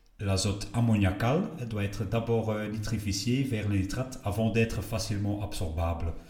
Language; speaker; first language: French; non-native, local second language; Dutch